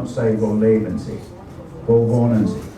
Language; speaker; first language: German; non-native, learner; English